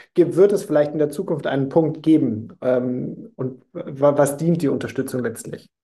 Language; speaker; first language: German; native; German